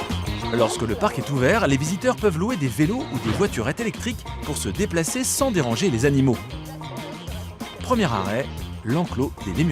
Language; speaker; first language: French; native; French